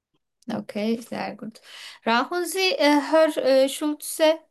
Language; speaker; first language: German; non-native, learner; Turkish